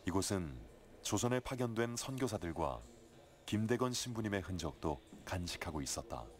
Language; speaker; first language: Korean; native; Korean